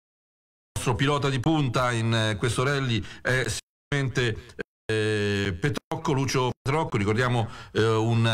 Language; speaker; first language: Italian; native; Italian